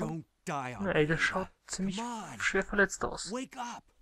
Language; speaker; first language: German; native; German